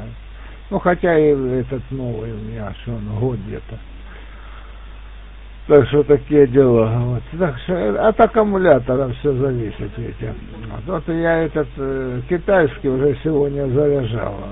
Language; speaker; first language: Russian; native; Russian